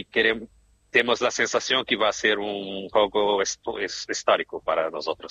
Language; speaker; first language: Spanish; non-native, fluent; Portuguese